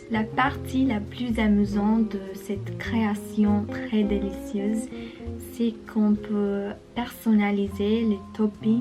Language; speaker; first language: French; non-native, learner; Spanish